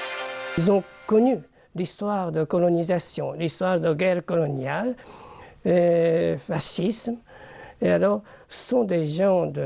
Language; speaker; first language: French; non-native, fluent; Japanese